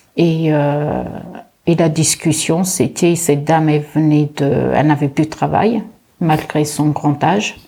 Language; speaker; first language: French; early bilingual, other home language; Portuguese